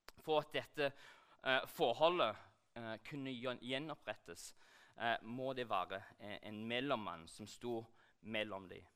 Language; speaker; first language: Norwegian; non-native, fluent; English